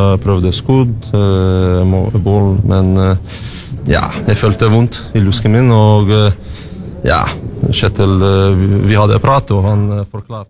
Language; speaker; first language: Norwegian; non-native, learner; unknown